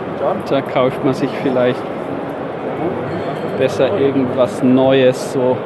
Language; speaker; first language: German; native; German